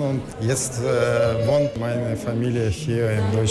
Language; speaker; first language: German; non-native, learner; Russian